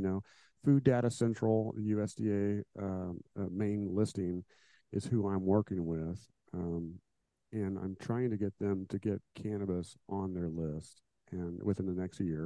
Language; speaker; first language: English; native; English